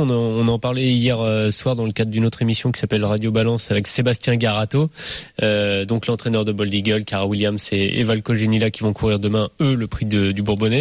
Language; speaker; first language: French; native; French